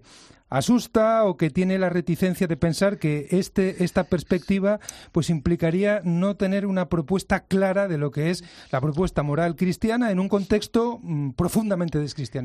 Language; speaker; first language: Spanish; native; Spanish